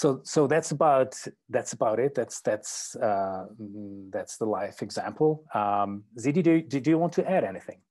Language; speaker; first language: English; non-native, fluent; Czech